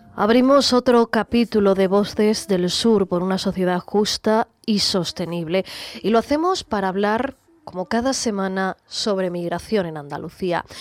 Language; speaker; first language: Spanish; native; Spanish